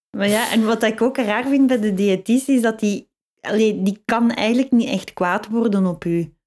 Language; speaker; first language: Dutch; native; Dutch